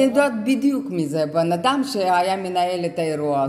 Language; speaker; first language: Hebrew; non-native, fluent; Russian